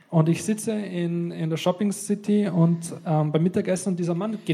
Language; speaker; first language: German; native; German